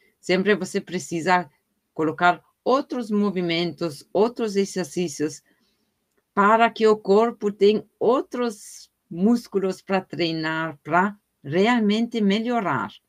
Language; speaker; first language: Portuguese; non-native, fluent; German